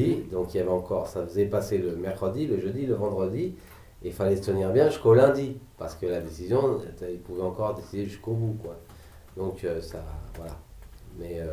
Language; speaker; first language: French; native; French